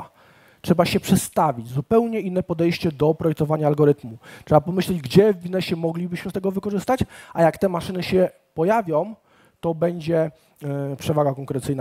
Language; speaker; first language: Polish; native; Polish